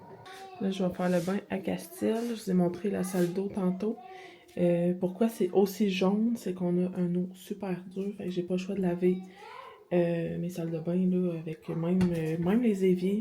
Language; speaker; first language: French; native; French